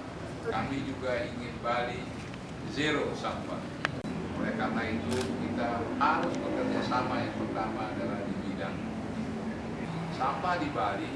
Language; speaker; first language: Indonesian; non-native, local second language; Balinese